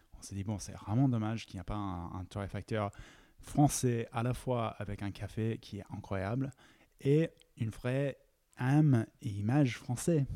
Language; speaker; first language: French; non-native, fluent; English